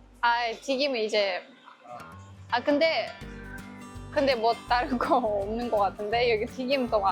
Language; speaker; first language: Korean; non-native, fluent; Russian